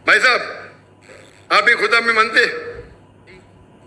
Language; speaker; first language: Hindi; non-native, local second language; Konkani